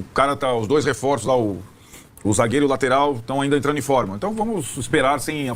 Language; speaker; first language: Portuguese; native; Portuguese